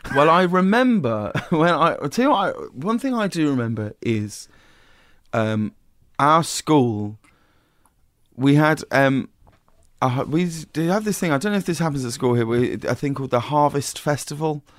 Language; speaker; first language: English; native; English